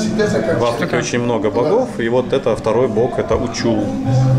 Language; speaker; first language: Russian; native; Russian